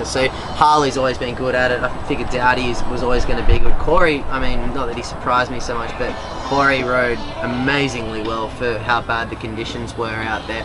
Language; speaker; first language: English; native; English